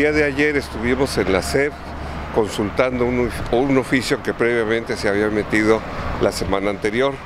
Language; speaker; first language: Spanish; native; Spanish